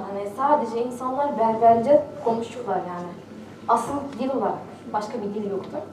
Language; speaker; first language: Turkish; non-native, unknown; Arabic